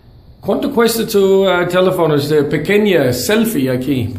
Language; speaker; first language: Spanish; non-native, learner; English